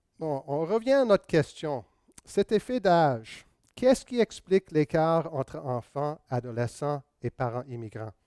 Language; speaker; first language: French; non-native, local second language; English